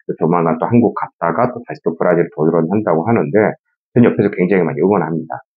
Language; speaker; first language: Korean; native; Korean